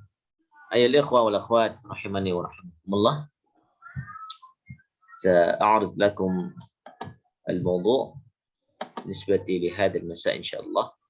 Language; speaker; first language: Arabic; non-native, fluent; Indonesian